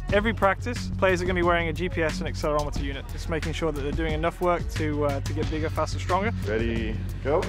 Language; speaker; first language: English; native; English